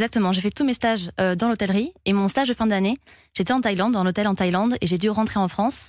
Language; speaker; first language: French; native; French